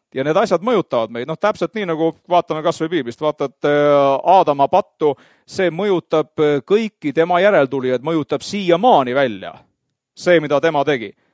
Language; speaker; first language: Estonian; native; Estonian